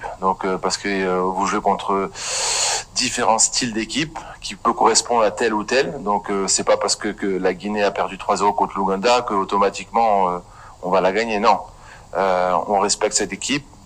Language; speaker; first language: French; native; French